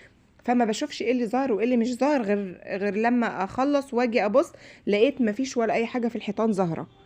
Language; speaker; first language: Arabic; native; Arabic